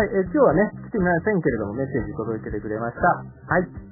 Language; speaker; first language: Japanese; native; Japanese